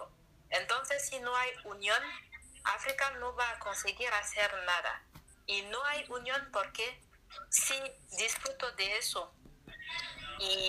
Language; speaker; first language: Spanish; non-native, learner; French